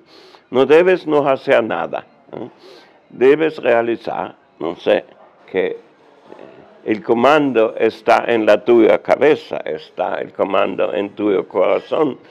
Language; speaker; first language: Spanish; non-native, learner; German